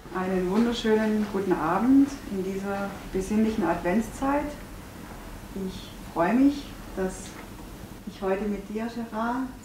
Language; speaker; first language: German; native; German